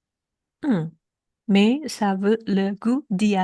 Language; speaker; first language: French; non-native, learner; Chinese